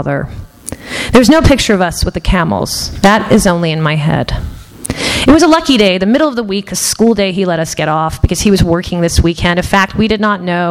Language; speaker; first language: English; early bilingual, other home language; Persian